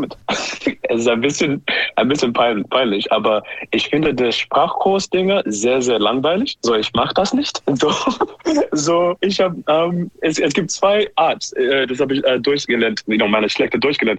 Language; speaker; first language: German; non-native, learner; English